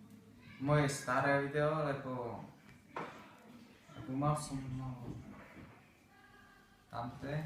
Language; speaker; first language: Slovak; early bilingual, heritage; Slovak